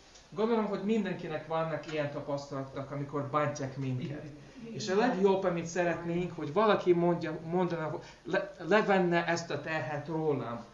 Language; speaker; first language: Hungarian; non-native, learner; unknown